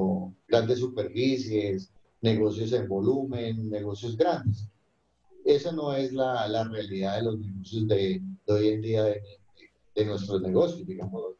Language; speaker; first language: Spanish; native; Spanish